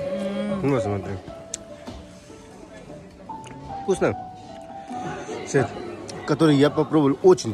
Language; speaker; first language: Russian; non-native, learner; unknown